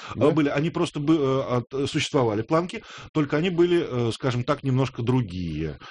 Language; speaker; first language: Russian; native; Russian